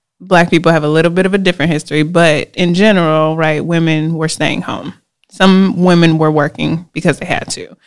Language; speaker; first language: English; native; English